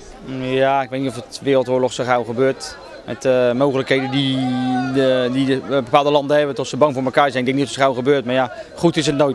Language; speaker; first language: Dutch; native; Dutch